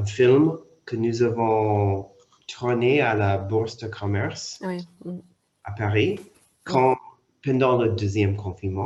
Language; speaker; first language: French; non-native, fluent; English